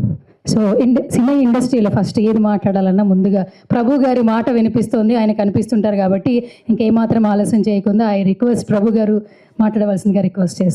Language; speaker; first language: Telugu; native; Telugu